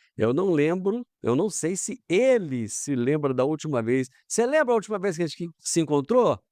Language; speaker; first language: Portuguese; native; Portuguese